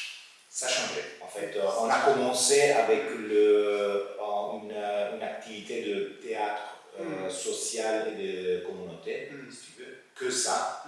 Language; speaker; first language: French; non-native, fluent; Italian